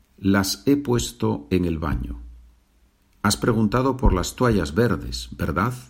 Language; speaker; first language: Spanish; native; Spanish